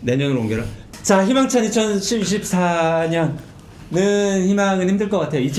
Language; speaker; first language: Korean; native; Korean